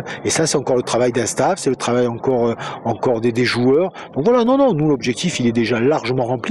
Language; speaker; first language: French; native; French